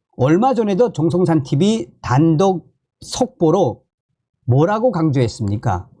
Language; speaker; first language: Korean; native; Korean